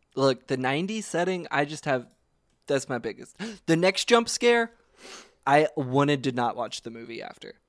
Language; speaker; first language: English; native; English